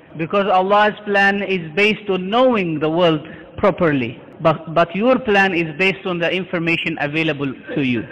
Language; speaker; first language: English; non-native, fluent; Arabic